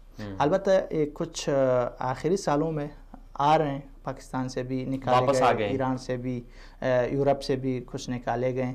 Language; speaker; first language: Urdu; non-native, fluent; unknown